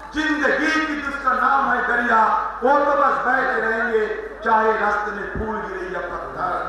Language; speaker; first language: Hindi; non-native, local second language; Bangla